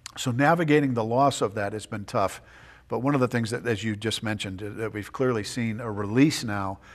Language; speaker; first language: English; native; English